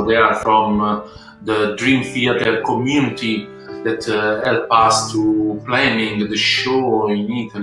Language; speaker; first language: English; non-native, learner; Italian